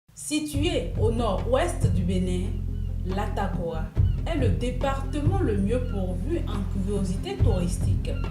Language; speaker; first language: French; native; French